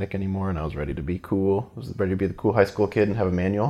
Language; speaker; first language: English; native; English